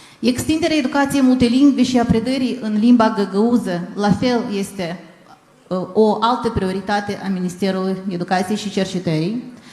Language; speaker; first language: Romanian; non-native, local second language; Gagauz